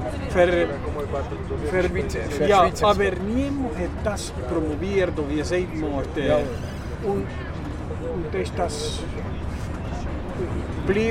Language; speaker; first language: German; early bilingual, heritage; Spanish